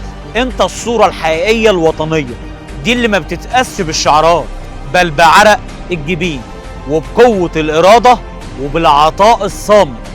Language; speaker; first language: Arabic; native; Arabic